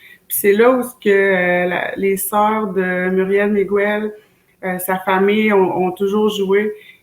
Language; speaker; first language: French; native; French